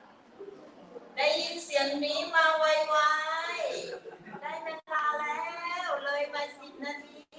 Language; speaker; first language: Thai; native; Thai